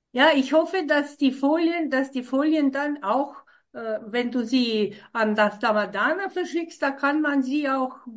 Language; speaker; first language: German; non-native, fluent; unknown